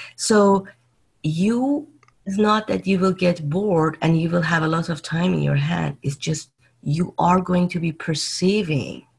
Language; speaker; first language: English; non-native, fluent; Persian